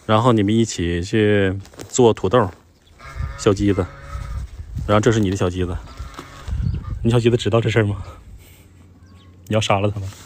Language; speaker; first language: Chinese; native; Chinese